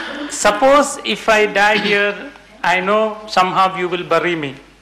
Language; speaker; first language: English; non-native, local second language; Malayalam